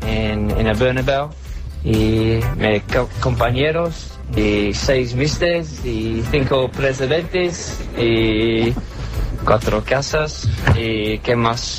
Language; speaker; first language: Spanish; non-native, learner; English